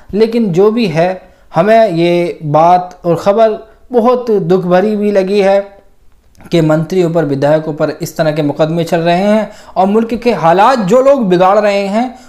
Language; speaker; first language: Hindi; native; Hindi